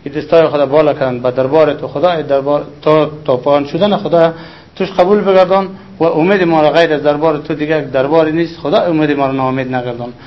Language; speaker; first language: Persian; native; Persian